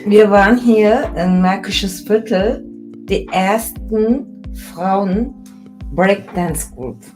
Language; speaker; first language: German; early bilingual, other home language; Turkish